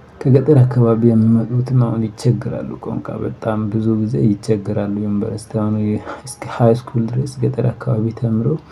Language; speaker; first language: Amharic; non-native, local second language; Wolaytta